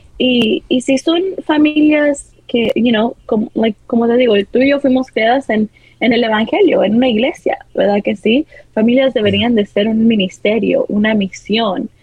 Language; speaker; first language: Spanish; early bilingual, heritage; Spanish